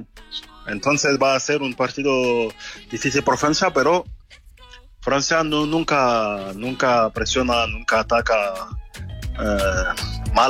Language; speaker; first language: Spanish; non-native, fluent; French